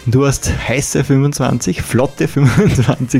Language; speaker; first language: German; native; German